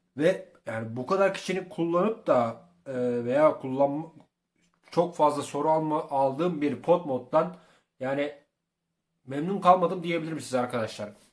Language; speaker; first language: Turkish; native; Turkish